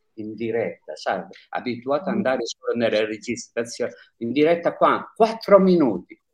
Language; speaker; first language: Italian; native; Italian